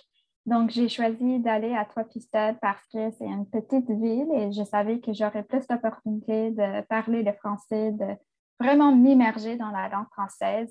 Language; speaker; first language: French; non-native, fluent; English